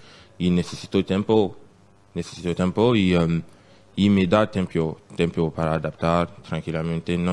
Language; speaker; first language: Spanish; non-native, learner; French